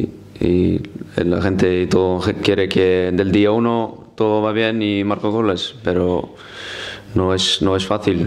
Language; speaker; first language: Spanish; non-native, fluent; Icelandic